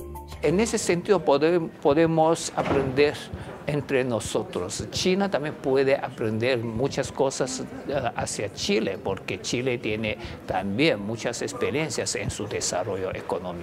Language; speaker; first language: Spanish; non-native, fluent; Chinese